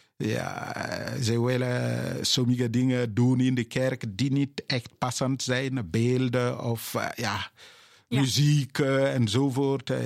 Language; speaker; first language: Dutch; non-native, fluent; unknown